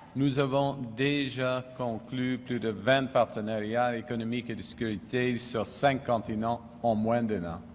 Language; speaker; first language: French; non-native, fluent; English